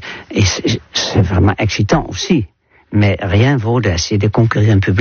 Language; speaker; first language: French; non-native, fluent; Dutch